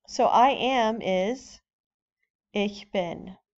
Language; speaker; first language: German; non-native, fluent; English